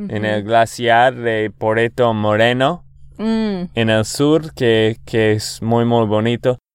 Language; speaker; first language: Spanish; non-native, fluent; English